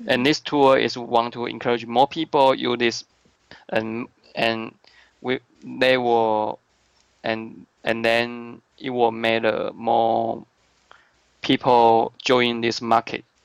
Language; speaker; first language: English; non-native, learner; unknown